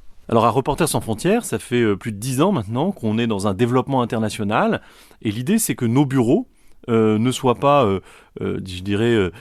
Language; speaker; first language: French; native; French